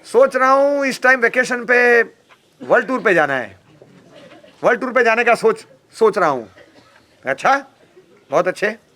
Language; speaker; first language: Hindi; non-native, local second language; Gujarati